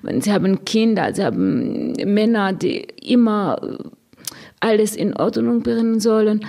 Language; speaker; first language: German; non-native, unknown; Rundi